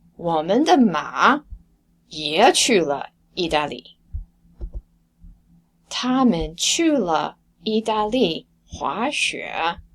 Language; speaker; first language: Chinese; non-native, fluent; English